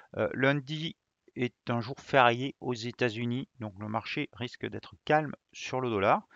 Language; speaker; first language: French; native; French